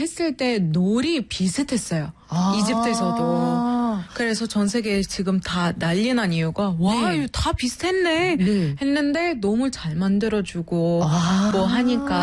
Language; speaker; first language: Korean; non-native, fluent; Arabic